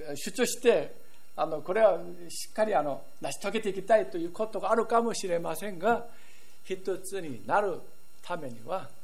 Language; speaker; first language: Japanese; non-native, fluent; Korean